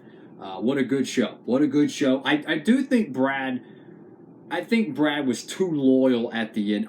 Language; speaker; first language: English; native; English